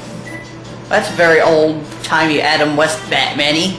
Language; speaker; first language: English; native; English